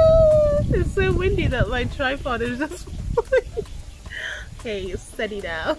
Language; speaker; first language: English; non-native, local second language; Akan